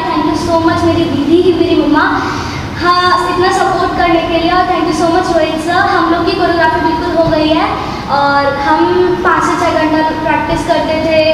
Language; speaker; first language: Hindi; native; Hindi